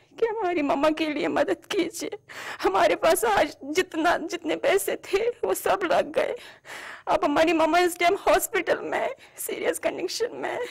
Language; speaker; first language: Hindi; non-native, local second language; Kashmiri